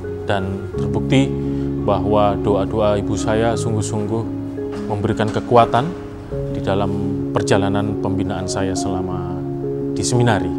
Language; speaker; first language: Indonesian; native; Indonesian